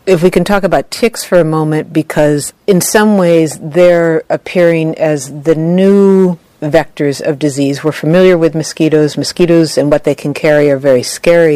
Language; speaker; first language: English; native; English